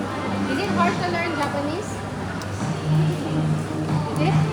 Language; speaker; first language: English; non-native, local second language; Filipino